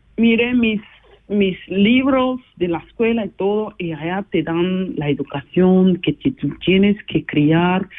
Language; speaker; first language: Spanish; non-native, fluent; Portuguese